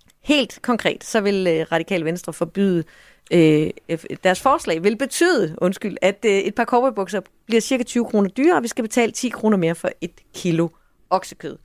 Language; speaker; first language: Danish; native; Danish